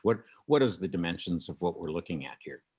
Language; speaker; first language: English; native; English